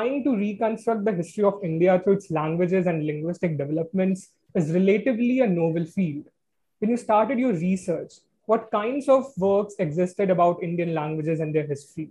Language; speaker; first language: English; non-native, local second language; Hindi